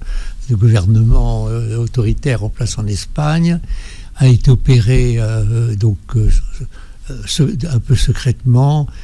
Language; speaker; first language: French; native; French